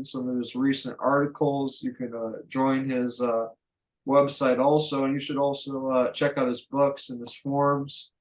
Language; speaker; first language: English; native; English